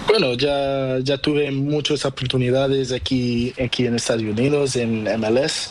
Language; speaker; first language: Spanish; non-native, learner; Portuguese